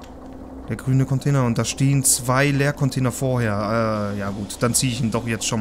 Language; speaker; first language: German; native; German